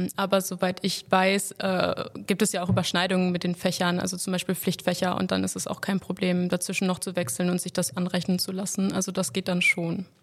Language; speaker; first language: German; native; German